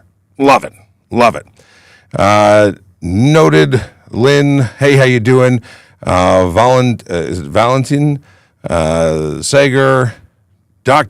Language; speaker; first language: English; native; English